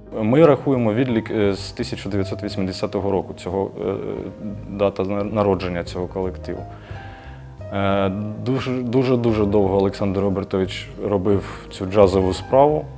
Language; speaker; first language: Ukrainian; native; Ukrainian